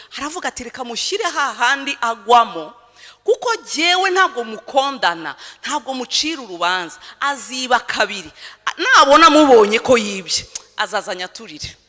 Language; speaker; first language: Kinyarwanda; early bilingual, heritage; Kinyarwanda